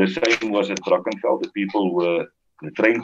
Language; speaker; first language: English; non-native, local second language; Afrikaans